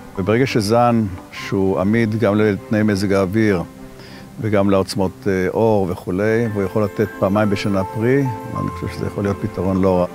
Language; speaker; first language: Hebrew; native; Hebrew